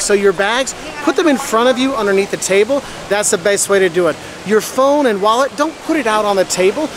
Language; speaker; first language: English; native; English